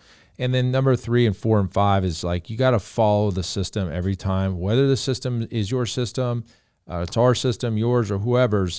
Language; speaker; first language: English; native; English